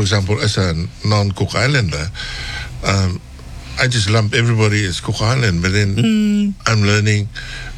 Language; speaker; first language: English; non-native, fluent; Tongan